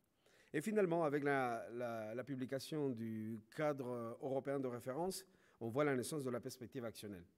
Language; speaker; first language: French; non-native, fluent; Spanish